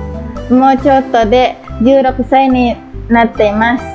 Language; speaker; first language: Japanese; non-native, learner; Indonesian